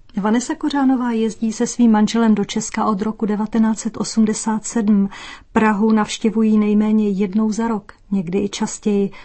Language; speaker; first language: Czech; native; Czech